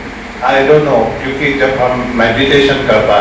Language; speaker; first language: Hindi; early bilingual, heritage; Hindi